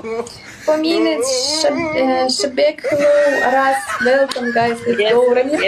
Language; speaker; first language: English; non-native, learner; Russian